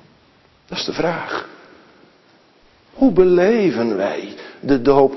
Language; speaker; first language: Dutch; native; Dutch